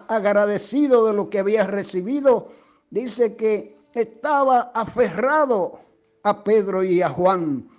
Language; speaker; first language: Spanish; native; Spanish